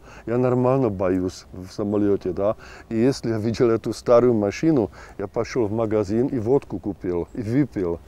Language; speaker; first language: Russian; non-native, fluent; Czech